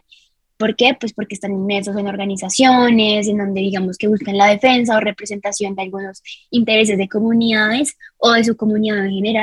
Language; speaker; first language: Spanish; native; Spanish